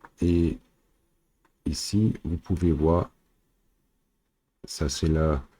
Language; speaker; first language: French; non-native, fluent; German